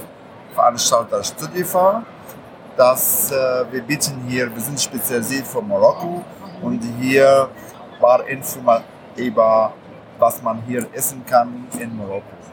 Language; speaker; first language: German; non-native, fluent; Arabic